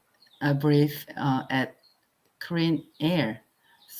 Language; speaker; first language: English; non-native, learner; Korean